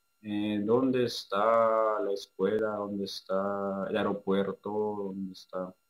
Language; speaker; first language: Spanish; non-native, fluent; Russian